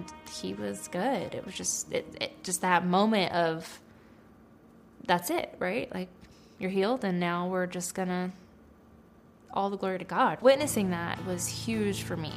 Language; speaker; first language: English; native; English